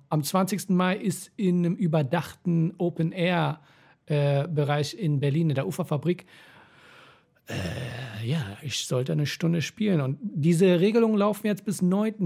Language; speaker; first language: German; early bilingual, other home language; Persian